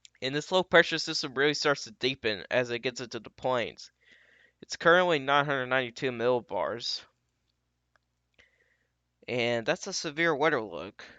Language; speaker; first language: English; native; English